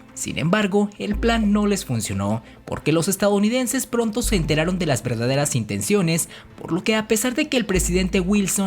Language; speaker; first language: Spanish; native; Spanish